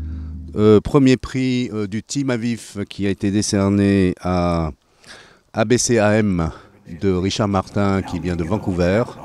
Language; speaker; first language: French; native; French